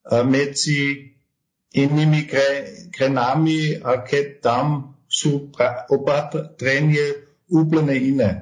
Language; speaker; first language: Slovak; non-native, learner; German